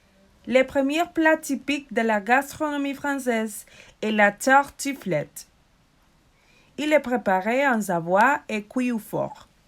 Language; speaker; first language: French; non-native, learner; Spanish